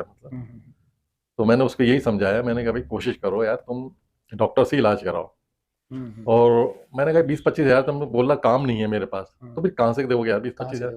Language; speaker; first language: Hindi; native; Hindi